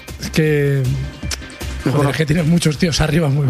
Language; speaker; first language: Spanish; native; Spanish